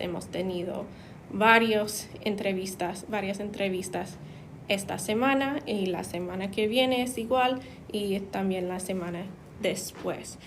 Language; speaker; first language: Spanish; non-native, fluent; English